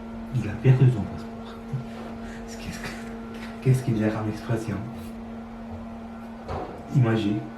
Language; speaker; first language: French; non-native, learner; Sinhala